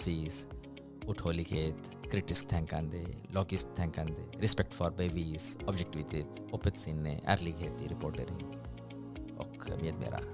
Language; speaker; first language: Swedish; non-native, fluent; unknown